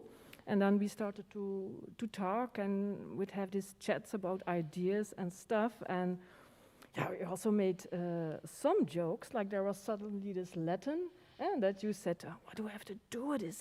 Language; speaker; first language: English; non-native, fluent; Dutch